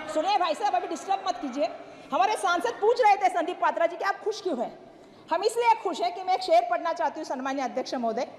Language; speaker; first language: Hindi; non-native, local second language; Marathi